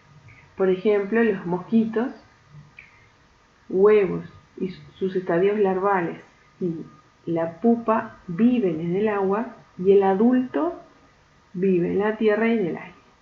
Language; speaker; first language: Spanish; native; Spanish